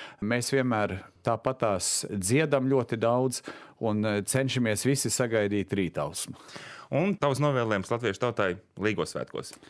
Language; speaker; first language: Latvian; early bilingual, heritage; Latvian